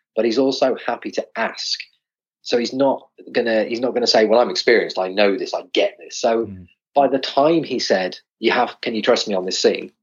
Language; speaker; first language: English; native; English